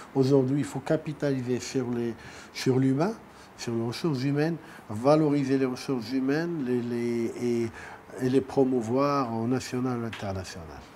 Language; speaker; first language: French; non-native, local second language; Arabic